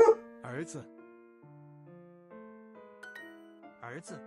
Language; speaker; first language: Chinese; non-native, learner; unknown